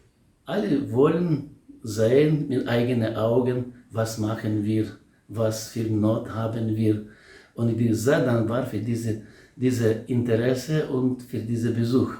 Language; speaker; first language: German; non-native, learner; Ukrainian